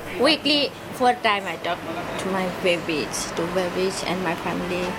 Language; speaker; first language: English; non-native, learner; Nepali